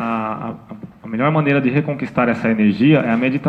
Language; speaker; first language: Portuguese; native; Portuguese